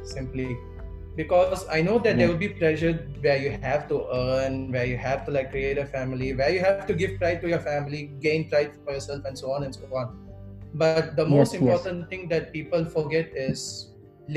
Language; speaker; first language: English; non-native, local second language; Telugu